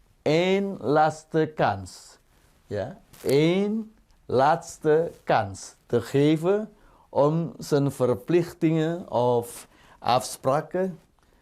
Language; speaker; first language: Dutch; non-native, fluent; Indonesian